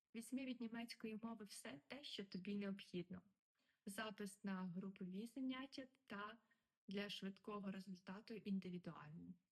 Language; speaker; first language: Ukrainian; native; Ukrainian